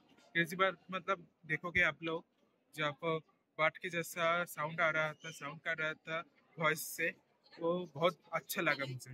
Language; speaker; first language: Hindi; non-native, local second language; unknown